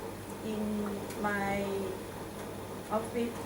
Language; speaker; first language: English; non-native, learner; Thai